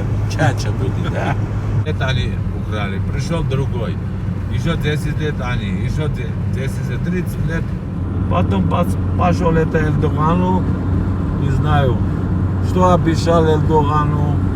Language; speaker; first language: Russian; non-native, learner; Armenian